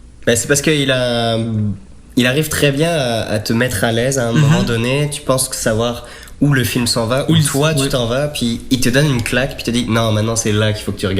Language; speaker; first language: French; native; French